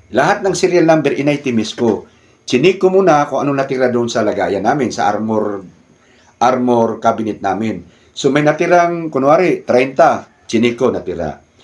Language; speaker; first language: Filipino; non-native, local second language; Cebuano